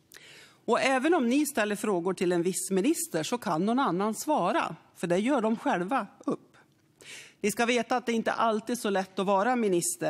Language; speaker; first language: Swedish; native; Swedish